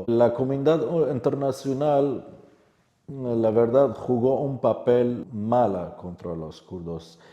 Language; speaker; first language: Spanish; non-native, fluent; Kurdish